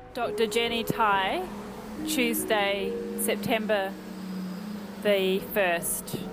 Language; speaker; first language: English; native; English